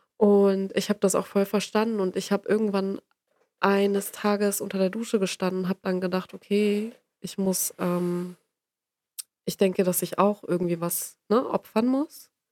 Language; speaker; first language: German; native; German